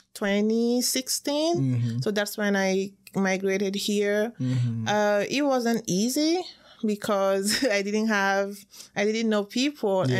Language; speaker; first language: English; non-native, fluent; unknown